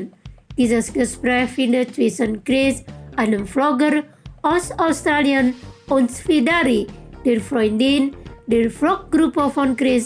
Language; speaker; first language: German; non-native, fluent; Indonesian